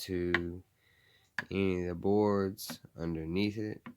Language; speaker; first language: English; native; English